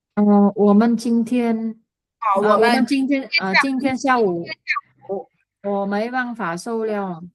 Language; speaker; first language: Chinese; non-native, learner; Vietnamese